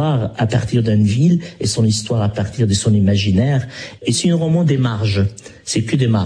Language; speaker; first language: French; non-native, local second language; Arabic